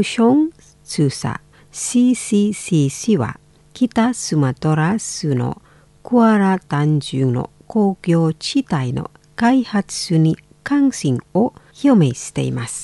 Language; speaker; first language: Japanese; non-native, fluent; Indonesian